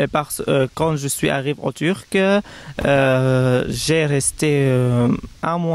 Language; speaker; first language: French; non-native, learner; Arabic